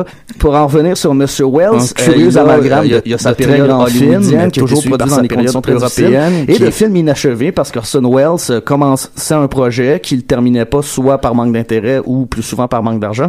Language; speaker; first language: French; native; French